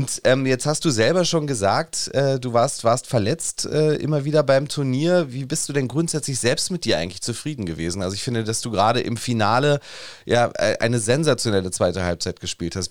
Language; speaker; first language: German; native; German